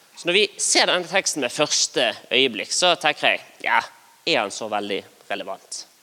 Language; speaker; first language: Norwegian; native; Norwegian